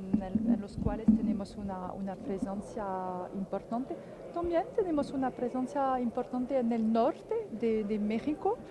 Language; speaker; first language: Spanish; non-native, fluent; French